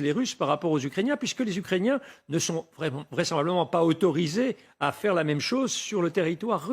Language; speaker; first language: French; native; French